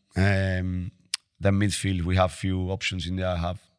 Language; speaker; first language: English; non-native, fluent; Spanish